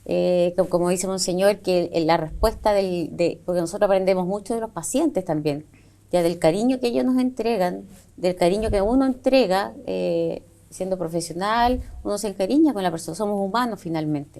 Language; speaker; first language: Spanish; native; Spanish